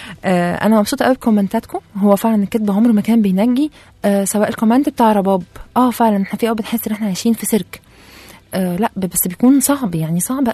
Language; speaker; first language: Arabic; native; Arabic